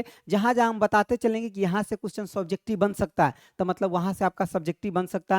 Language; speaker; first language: Hindi; native; Hindi